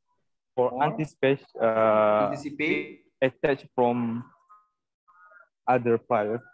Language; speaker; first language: English; non-native, learner; Indonesian